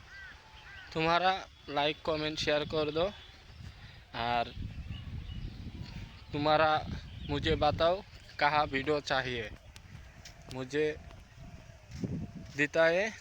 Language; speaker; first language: Hindi; non-native, learner; Bangla